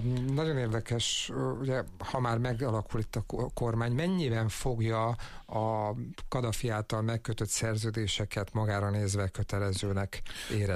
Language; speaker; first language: Hungarian; native; Hungarian